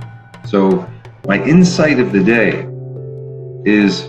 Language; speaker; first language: English; native; English